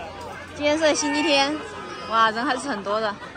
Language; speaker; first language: Chinese; native; Chinese